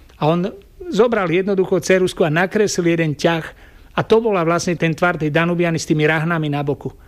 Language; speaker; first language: Slovak; native; Slovak